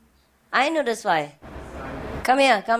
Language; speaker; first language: German; non-native, fluent; Vietnamese